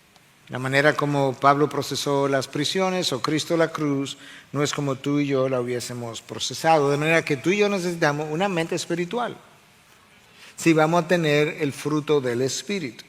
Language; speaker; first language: Spanish; native; Spanish